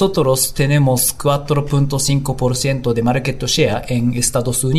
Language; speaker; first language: Spanish; non-native, learner; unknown